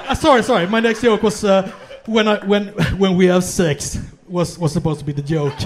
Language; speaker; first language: English; non-native, fluent; Swedish